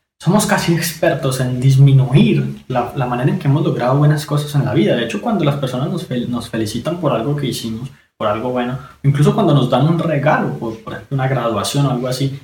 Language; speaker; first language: Spanish; native; Spanish